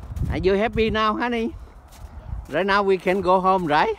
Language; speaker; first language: English; non-native, learner; Vietnamese